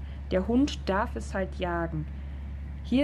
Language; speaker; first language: German; native; German